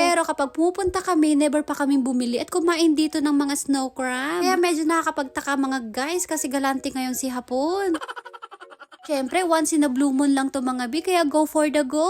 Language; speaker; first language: Filipino; native; Filipino